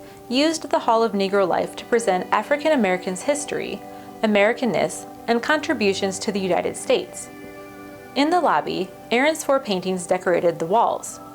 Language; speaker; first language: English; native; English